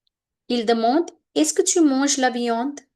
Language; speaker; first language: French; non-native, fluent; Hindi